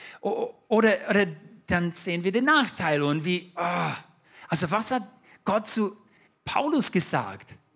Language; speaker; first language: German; non-native, fluent; English